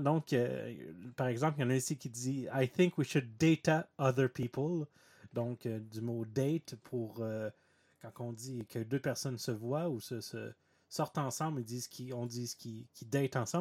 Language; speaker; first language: French; native; French